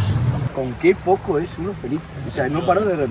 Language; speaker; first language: Spanish; native; Spanish